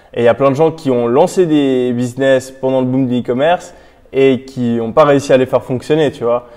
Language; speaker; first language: French; native; French